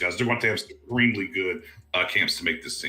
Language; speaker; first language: English; native; English